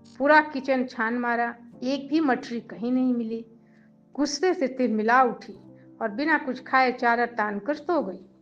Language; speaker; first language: Hindi; native; Hindi